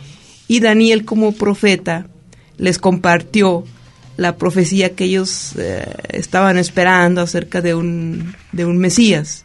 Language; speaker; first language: Spanish; native; Spanish